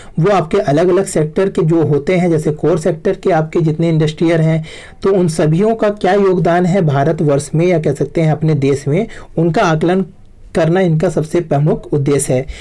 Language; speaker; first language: Hindi; native; Hindi